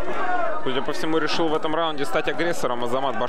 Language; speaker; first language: Russian; native; Russian